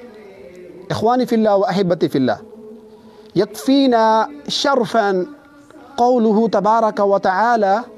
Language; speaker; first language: Arabic; non-native, fluent; Urdu